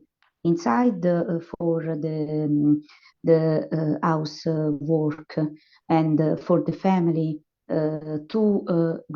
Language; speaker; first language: English; non-native, learner; Italian